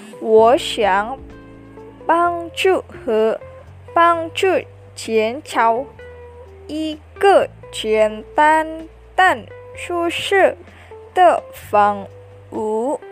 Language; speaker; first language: Chinese; non-native, learner; Indonesian